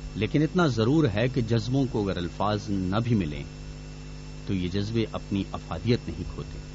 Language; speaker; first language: Urdu; non-native, local second language; Pashto